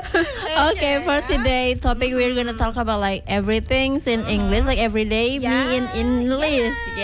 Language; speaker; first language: English; non-native, fluent; Indonesian